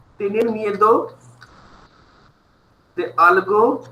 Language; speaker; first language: Spanish; non-native, fluent; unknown